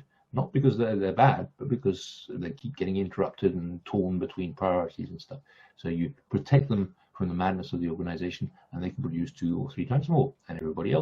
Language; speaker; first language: English; non-native, fluent; French